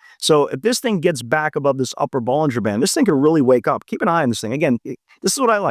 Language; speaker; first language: English; native; English